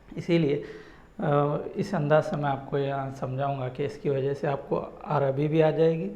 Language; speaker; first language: Urdu; native; Urdu